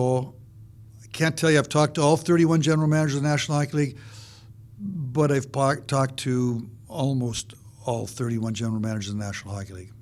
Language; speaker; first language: English; native; English